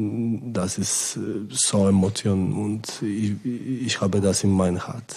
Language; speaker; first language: German; non-native, learner; Polish